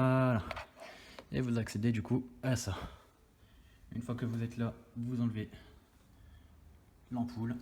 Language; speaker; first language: French; native; French